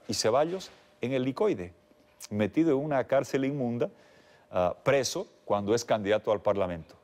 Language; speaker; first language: Spanish; native; Spanish